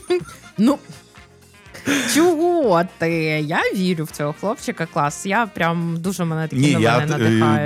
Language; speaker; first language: Ukrainian; native; Ukrainian